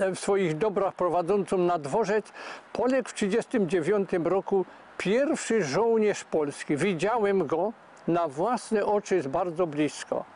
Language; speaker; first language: Polish; native; Polish